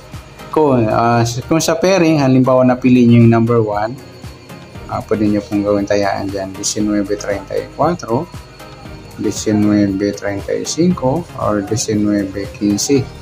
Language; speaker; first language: Filipino; native; Filipino